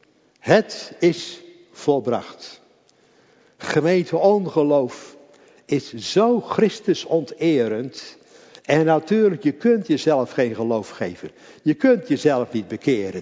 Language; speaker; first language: Dutch; native; Dutch